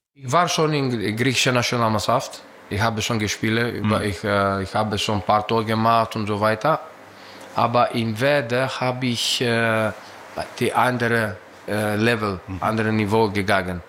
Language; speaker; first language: German; non-native, fluent; Greek